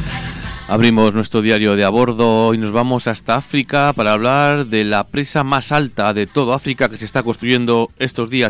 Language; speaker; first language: Spanish; native; Spanish